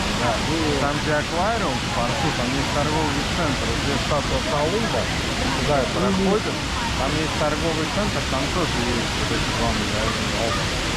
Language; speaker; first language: Russian; native; Russian